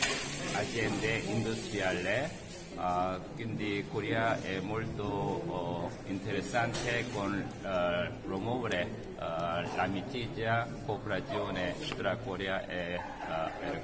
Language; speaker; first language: Italian; non-native, learner; Korean